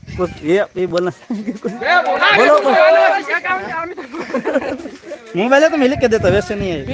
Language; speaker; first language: Hindi; non-native, local second language; Gujarati